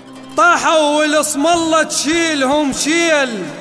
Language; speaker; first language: Arabic; native; Arabic